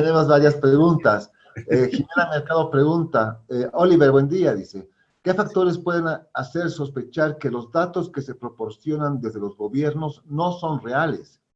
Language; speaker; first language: Spanish; native; Spanish